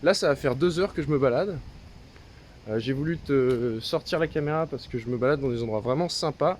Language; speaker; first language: French; native; French